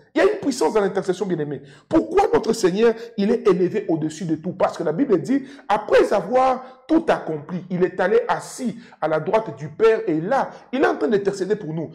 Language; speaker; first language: French; non-native, local second language; Lingala